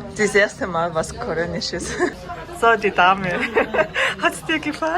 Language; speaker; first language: German; non-native, fluent; Mongolian